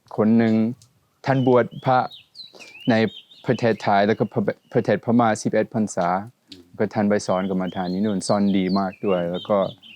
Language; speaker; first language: Thai; non-native, fluent; Swedish